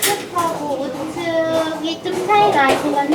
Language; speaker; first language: Korean; native; Korean